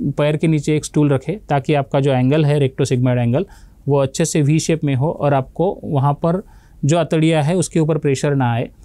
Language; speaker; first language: Hindi; non-native, local second language; Marathi